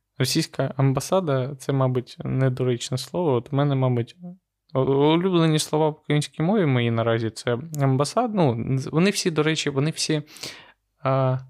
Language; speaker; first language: Ukrainian; non-native, local second language; Russian